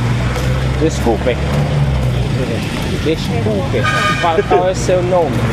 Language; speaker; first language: Portuguese; non-native, learner; English